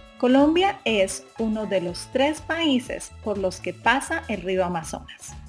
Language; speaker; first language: Spanish; native; Spanish